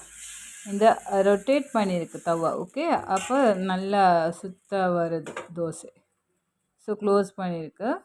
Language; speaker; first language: Tamil; non-native, learner; Kannada